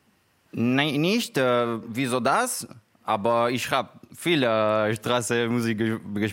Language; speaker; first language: German; non-native, learner; Spanish